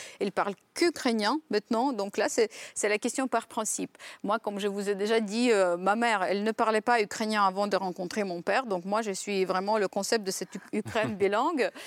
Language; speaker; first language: French; non-native, fluent; Ukrainian